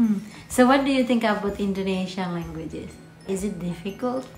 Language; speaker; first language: English; non-native, fluent; Indonesian